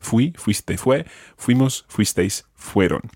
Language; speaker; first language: Spanish; non-native, fluent; English